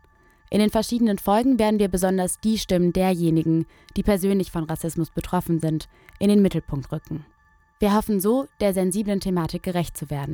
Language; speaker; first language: German; native; German